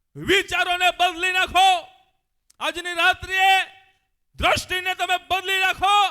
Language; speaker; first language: Gujarati; native; Gujarati